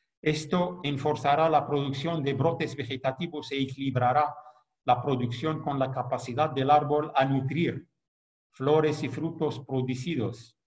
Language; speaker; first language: Spanish; non-native, fluent; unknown